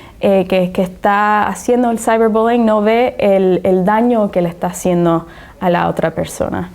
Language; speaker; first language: Spanish; early bilingual, heritage; Spanish